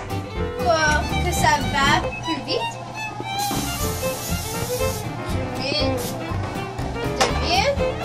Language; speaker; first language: French; non-native, learner; English